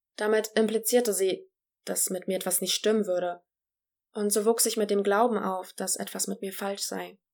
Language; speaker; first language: German; early bilingual, other home language; Polish